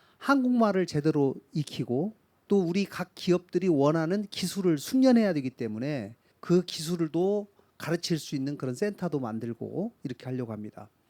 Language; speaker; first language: Korean; native; Korean